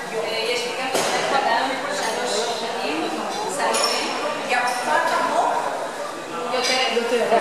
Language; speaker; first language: Hebrew; non-native, learner; French